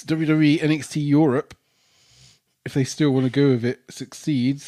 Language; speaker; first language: English; native; English